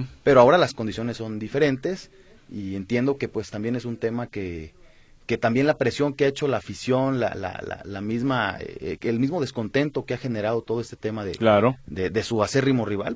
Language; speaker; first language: Spanish; native; Spanish